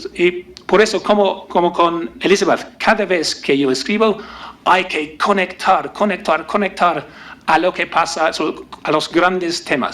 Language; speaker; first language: Spanish; non-native, learner; English